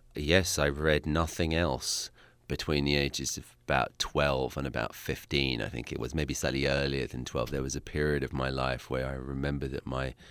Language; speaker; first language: English; native; English